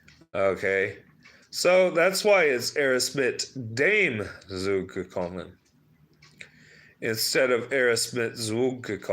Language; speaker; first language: German; non-native, learner; English